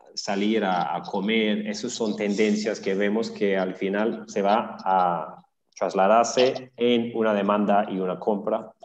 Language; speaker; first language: Spanish; non-native, fluent; English